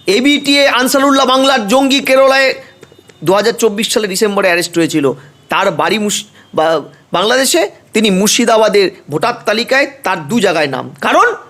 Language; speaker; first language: Bangla; native; Bangla